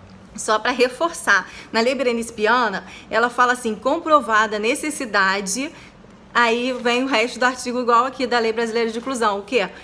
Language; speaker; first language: Portuguese; native; Portuguese